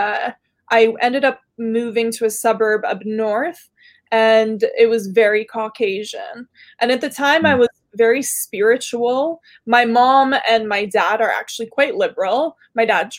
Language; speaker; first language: English; early bilingual, other home language; Arabic